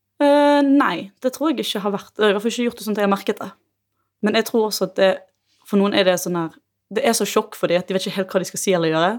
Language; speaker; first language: Norwegian; native; Norwegian